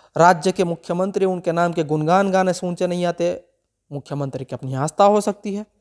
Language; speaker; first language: Hindi; non-native, local second language; Gujarati